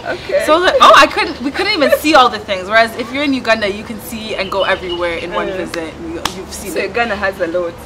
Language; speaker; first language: English; native; English